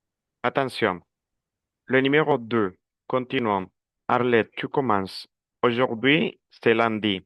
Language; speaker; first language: French; non-native, fluent; Spanish